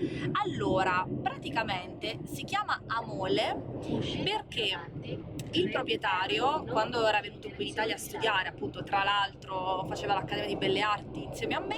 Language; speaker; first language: Italian; native; Italian